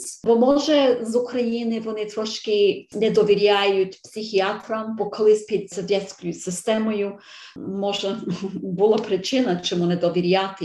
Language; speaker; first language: Ukrainian; early bilingual, heritage; Ukrainian